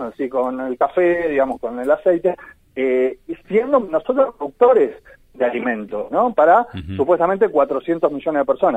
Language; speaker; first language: Spanish; native; Spanish